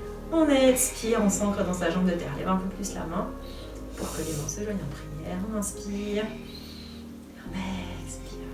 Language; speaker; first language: French; native; French